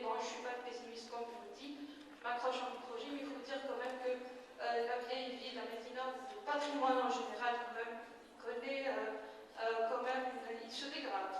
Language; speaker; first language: French; non-native, local second language; Arabic